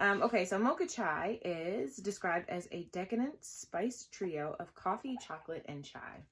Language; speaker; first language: English; native; English